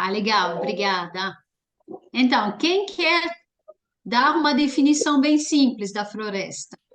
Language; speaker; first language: Portuguese; non-native, fluent; French